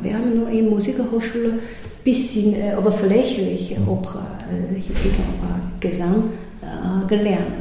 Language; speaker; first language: German; non-native, learner; Chinese